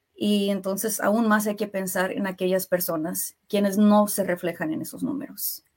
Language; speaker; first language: Spanish; early bilingual, heritage; Spanish